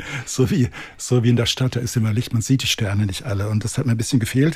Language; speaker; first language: German; native; German